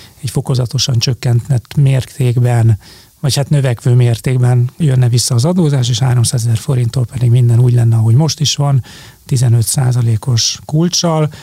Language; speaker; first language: Hungarian; native; Hungarian